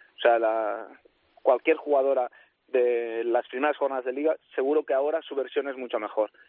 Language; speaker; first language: Spanish; non-native, local second language; Catalan